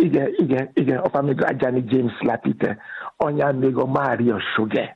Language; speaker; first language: Hungarian; non-native, learner; Yoruba